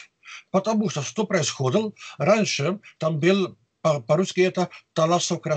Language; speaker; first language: Russian; non-native, fluent; Dutch